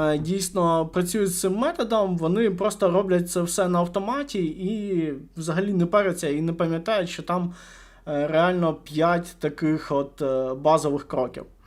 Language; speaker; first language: Ukrainian; non-native, local second language; Russian